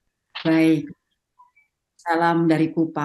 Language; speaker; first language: Indonesian; native; Indonesian